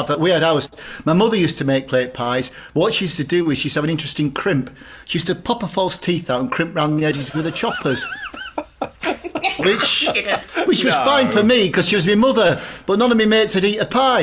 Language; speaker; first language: English; native; English